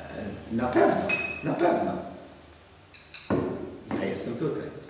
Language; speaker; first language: Polish; non-native, learner; English